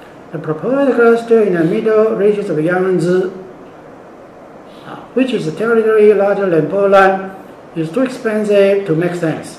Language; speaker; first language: English; non-native, fluent; Chinese